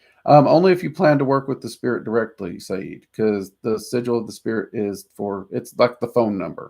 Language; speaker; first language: English; native; English